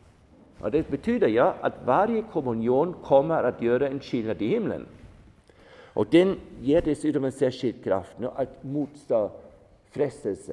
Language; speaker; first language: Swedish; non-native, fluent; German